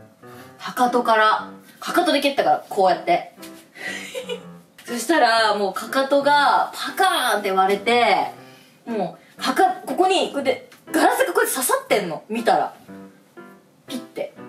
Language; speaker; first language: Japanese; native; Japanese